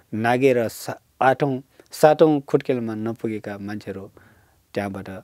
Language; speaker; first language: Nepali; non-native, local second language; Newari